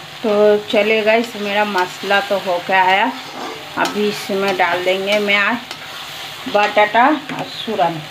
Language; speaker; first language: Hindi; non-native, local second language; Bangla